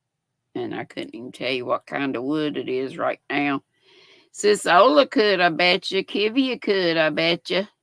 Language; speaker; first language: English; native; English